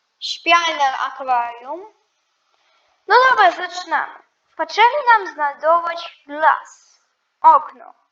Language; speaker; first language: Polish; non-native, learner; Ukrainian